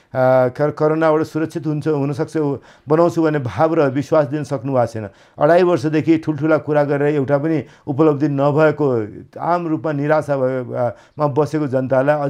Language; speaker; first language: Nepali; native; Nepali